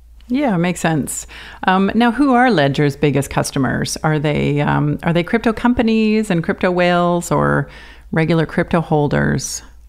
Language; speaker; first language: English; native; English